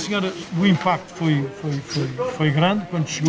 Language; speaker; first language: Portuguese; native; Portuguese